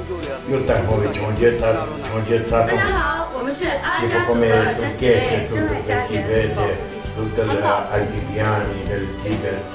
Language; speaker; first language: Italian; non-native, fluent; Tibetan